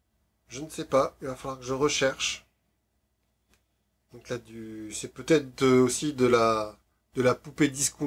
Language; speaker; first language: French; native; French